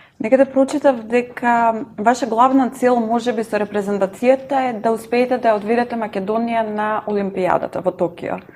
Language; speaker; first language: Macedonian; native; Macedonian